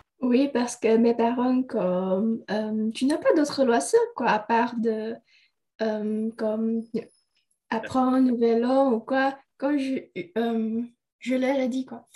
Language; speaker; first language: French; non-native, learner; Indonesian